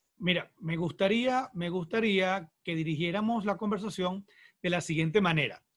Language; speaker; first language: Spanish; native; Spanish